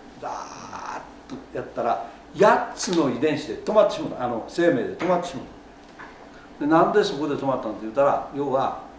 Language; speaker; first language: Japanese; native; Japanese